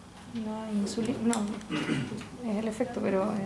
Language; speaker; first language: Spanish; native; Spanish